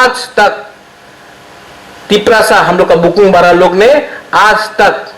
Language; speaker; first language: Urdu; non-native, local second language; Kok Borok